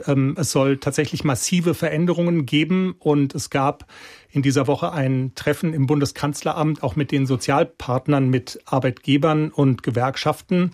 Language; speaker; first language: German; native; German